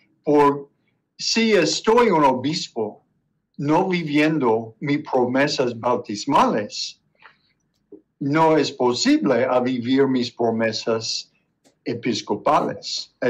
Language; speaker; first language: Spanish; non-native, learner; English